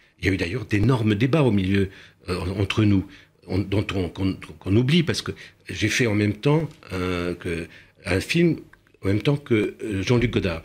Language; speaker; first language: French; early bilingual, other home language; Romanian